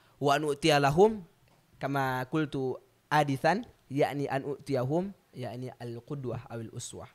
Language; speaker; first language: Arabic; non-native, learner; Indonesian